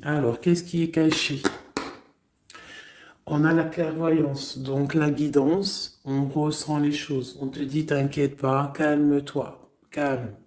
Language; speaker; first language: French; native; French